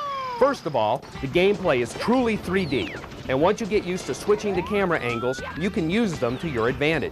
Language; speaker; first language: English; native; English